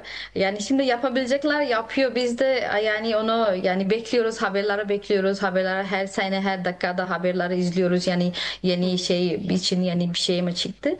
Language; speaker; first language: Turkish; non-native, learner; Nepali